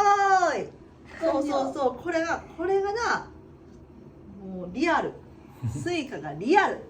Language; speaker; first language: Japanese; native; Japanese